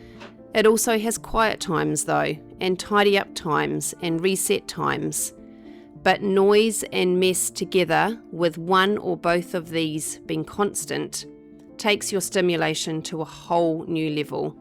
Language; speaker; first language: English; native; English